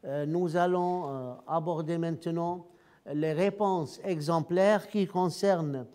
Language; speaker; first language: French; non-native, fluent; Arabic